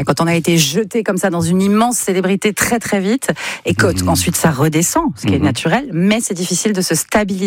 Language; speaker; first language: French; native; French